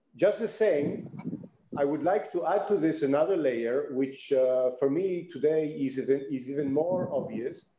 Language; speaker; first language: English; non-native, fluent; Hebrew